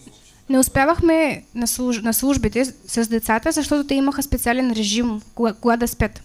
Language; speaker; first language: Bulgarian; non-native, fluent; Russian